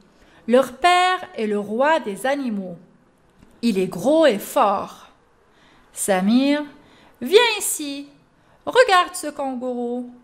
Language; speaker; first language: French; non-native, local second language; Arabic